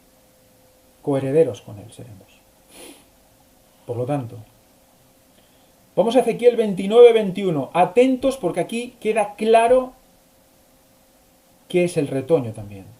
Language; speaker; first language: Spanish; native; Spanish